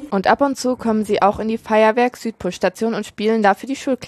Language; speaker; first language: German; native; German